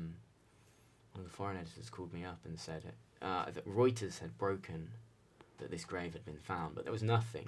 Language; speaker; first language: English; native; English